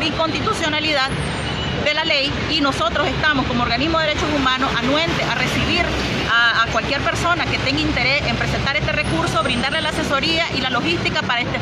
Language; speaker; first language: Spanish; native; Spanish